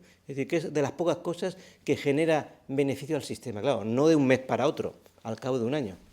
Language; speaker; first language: Spanish; native; Spanish